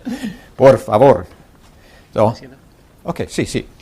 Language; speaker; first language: Spanish; non-native, learner; English